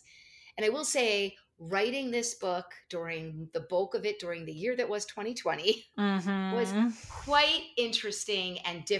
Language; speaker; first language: English; native; English